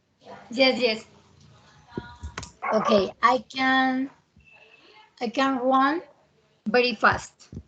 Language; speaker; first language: English; non-native, learner; Spanish